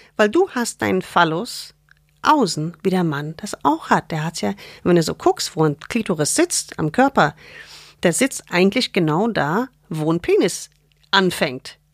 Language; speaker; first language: German; non-native, fluent; English